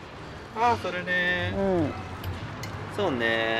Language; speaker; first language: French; non-native, learner; Japanese